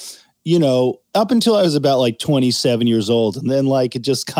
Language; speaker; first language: English; native; English